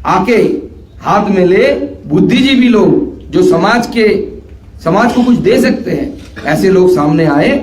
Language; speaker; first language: Hindi; non-native, local second language; Bangla